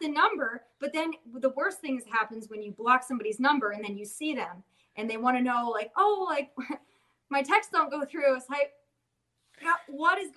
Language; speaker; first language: English; native; English